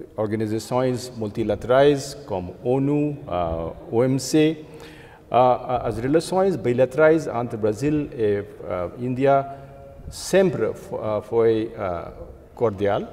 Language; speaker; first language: Portuguese; non-native, fluent; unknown